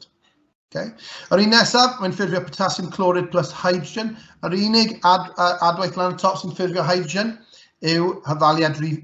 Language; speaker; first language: Welsh; native; Welsh